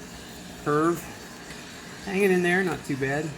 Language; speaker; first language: English; native; English